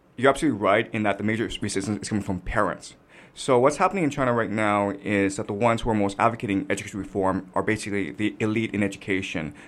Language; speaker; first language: English; native; English